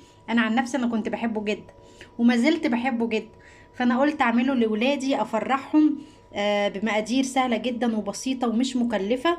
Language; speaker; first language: Arabic; native; Arabic